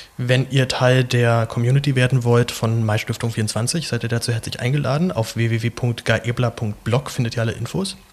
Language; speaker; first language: German; native; German